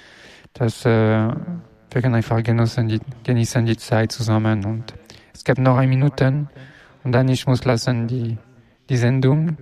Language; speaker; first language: German; non-native, learner; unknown